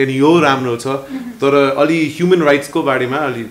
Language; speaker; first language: Nepali; non-native, learner; English